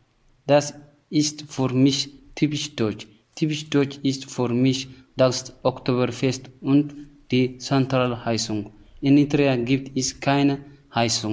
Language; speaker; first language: German; non-native, learner; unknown